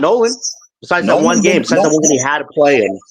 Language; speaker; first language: English; native; English